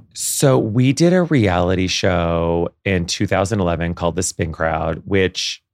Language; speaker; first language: English; native; English